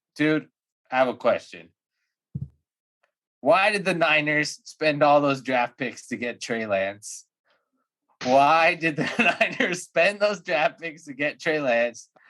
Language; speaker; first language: English; native; English